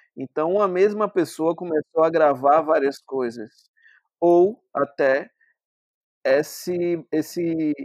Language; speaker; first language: Portuguese; native; Portuguese